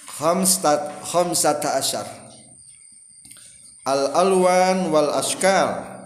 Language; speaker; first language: Arabic; non-native, fluent; Indonesian